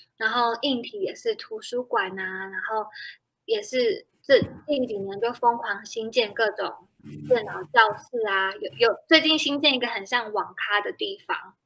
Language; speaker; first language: Chinese; native; Chinese